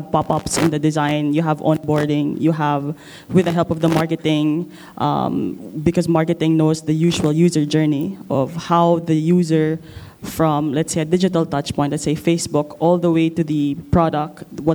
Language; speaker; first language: English; non-native, local second language; Filipino